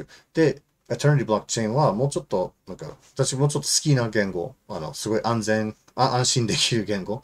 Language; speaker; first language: Japanese; non-native, fluent; English